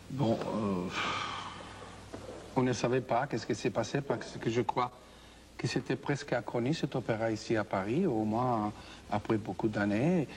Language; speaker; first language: French; non-native, fluent; Spanish